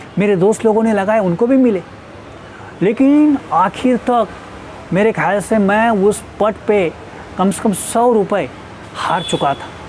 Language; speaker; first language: Hindi; non-native, local second language; Marathi